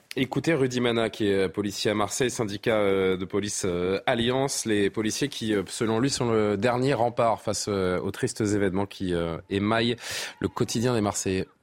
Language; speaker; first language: French; native; French